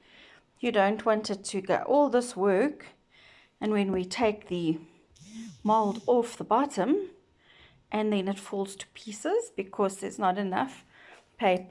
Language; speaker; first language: English; native; English